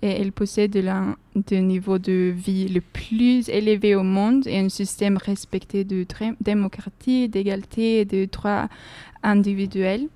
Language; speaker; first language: French; non-native, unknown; Swedish